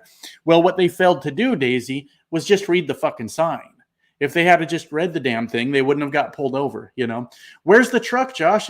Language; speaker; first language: English; native; English